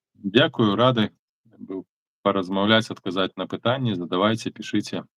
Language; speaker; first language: Belarusian; native; Belarusian